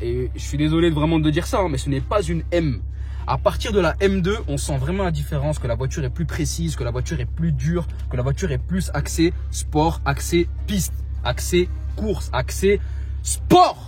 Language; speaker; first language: French; native; French